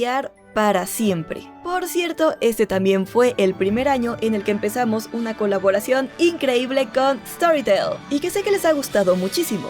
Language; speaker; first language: Spanish; native; Spanish